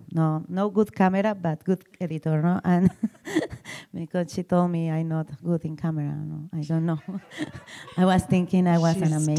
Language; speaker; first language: English; non-native, learner; Spanish